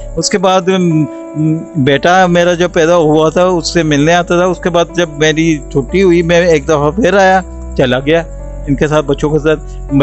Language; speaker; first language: Urdu; non-native, local second language; Punjabi